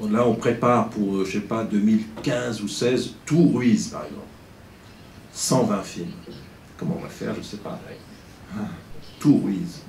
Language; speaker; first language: French; native; French